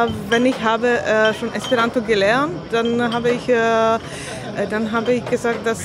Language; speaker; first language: German; non-native, learner; Slovak